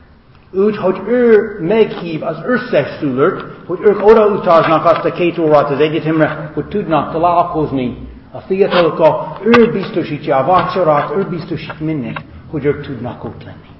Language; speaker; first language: Hungarian; non-native, learner; English